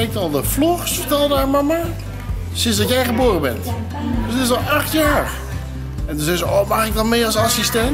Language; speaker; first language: Dutch; native; Dutch